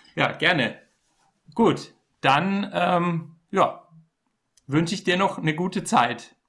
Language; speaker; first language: German; native; German